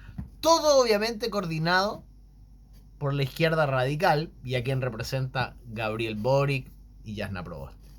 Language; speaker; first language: Spanish; native; Spanish